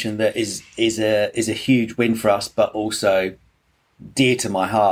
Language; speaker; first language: English; native; English